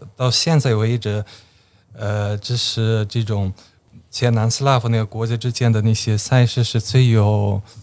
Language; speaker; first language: Chinese; non-native, fluent; Slovenian